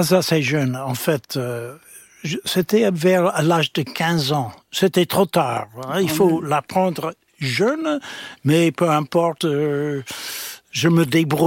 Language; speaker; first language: French; non-native, fluent; English